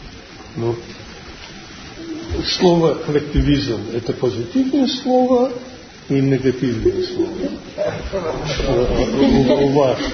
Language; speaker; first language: Russian; non-native, fluent; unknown